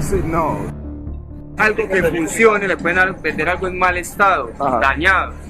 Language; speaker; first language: Spanish; native; Spanish